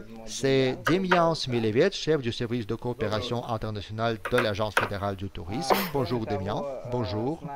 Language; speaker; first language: French; non-native, fluent; Russian